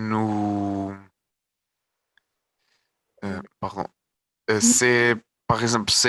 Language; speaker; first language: French; non-native, learner; Portuguese